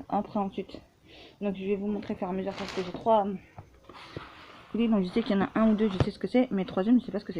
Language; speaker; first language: French; native; French